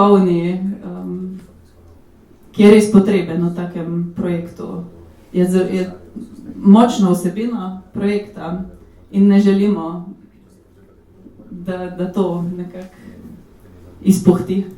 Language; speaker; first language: Slovenian; native; Slovenian